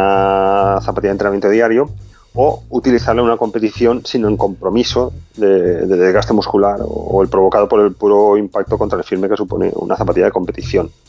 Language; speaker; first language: Spanish; native; Spanish